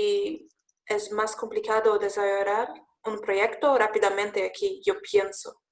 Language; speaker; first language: Spanish; non-native, learner; English